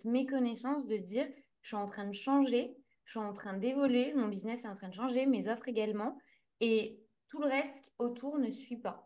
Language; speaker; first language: French; native; French